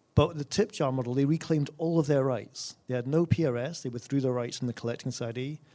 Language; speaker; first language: English; native; English